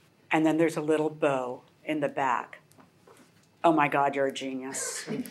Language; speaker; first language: English; early bilingual, other home language; Spanish